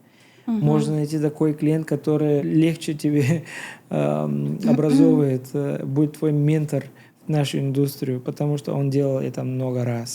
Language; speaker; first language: Russian; non-native, learner; Bulgarian